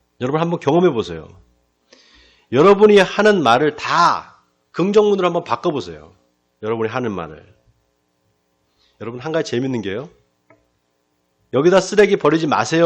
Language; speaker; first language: Korean; native; Korean